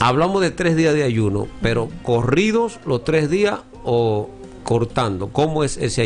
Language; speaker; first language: Spanish; native; Spanish